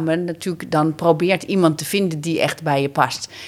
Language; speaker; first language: Dutch; native; Dutch